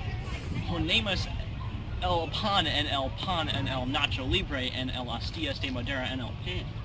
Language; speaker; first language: Spanish; non-native, learner; English